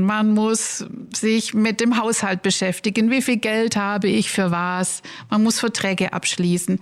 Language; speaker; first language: German; native; German